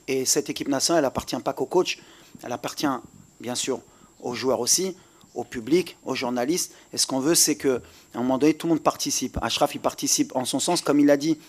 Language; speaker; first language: French; native; French